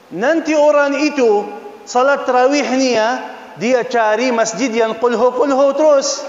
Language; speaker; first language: Indonesian; non-native, fluent; Arabic